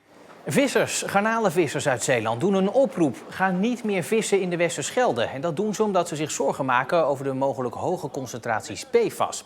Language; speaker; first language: Dutch; native; Dutch